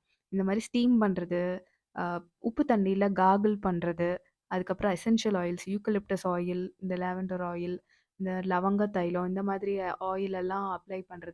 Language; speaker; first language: Tamil; native; Tamil